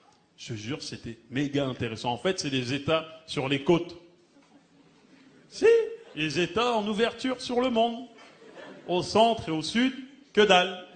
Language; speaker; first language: French; early bilingual, other home language; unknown